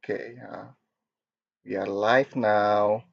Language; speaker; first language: English; non-native, learner; Korean